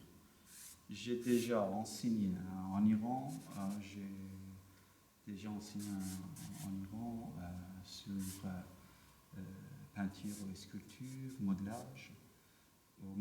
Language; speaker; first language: French; non-native, learner; Persian